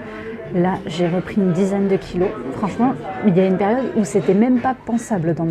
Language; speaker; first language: French; native; French